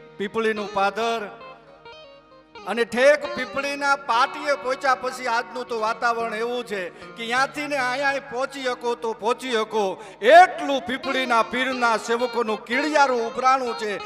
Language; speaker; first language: Gujarati; native; Gujarati